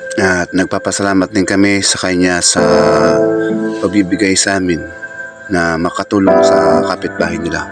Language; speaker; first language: Filipino; non-native, local second language; Bikol